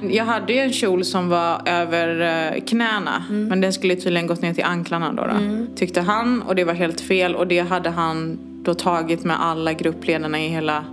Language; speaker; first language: Swedish; early bilingual, other home language; Persian